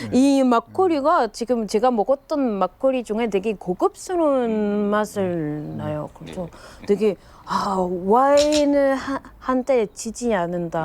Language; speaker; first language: Korean; non-native, fluent; French